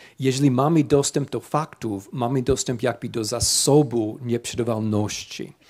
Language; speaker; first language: Polish; non-native, fluent; English